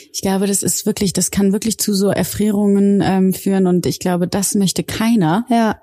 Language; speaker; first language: German; native; German